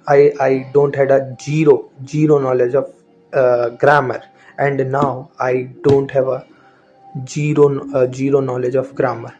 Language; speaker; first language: English; non-native, learner; Hindi